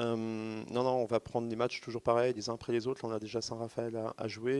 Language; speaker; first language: French; native; French